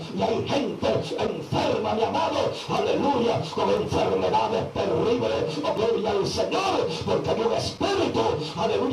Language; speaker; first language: Spanish; native; Spanish